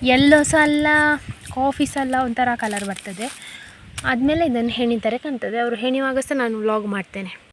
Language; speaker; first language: Kannada; native; Kannada